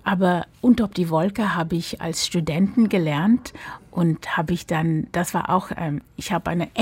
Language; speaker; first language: German; non-native, fluent; English